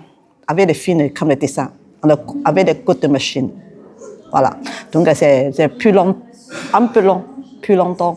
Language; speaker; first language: French; non-native, learner; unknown